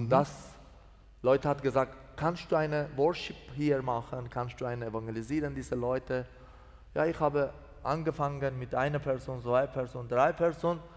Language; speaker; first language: German; non-native, learner; Persian